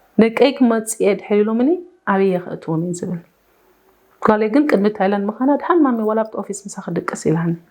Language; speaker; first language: Tigrinya; early bilingual, heritage; Tigrinya